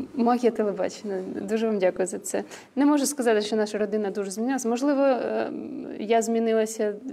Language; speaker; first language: Ukrainian; non-native, local second language; Russian